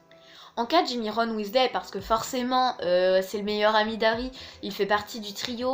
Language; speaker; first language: French; native; French